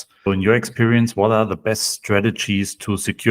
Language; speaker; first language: English; non-native, fluent; German